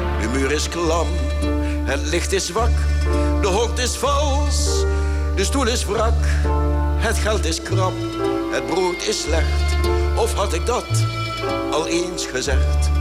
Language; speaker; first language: Dutch; native; Dutch